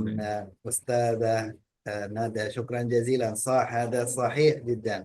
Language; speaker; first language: Arabic; early bilingual, heritage; Indonesian